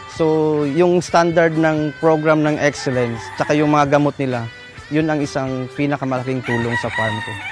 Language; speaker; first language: Filipino; non-native, local second language; Cebuano